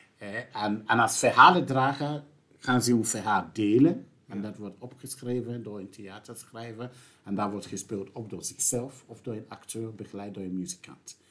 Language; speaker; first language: Dutch; non-native, fluent; English